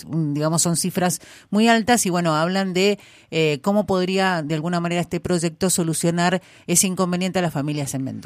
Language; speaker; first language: Spanish; native; Spanish